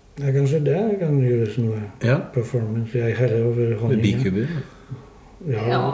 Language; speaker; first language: Norwegian; non-native, fluent; Polish